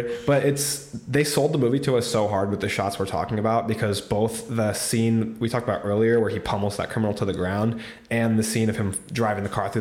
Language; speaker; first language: English; native; English